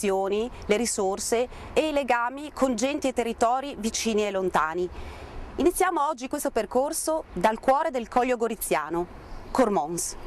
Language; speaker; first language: Italian; native; Italian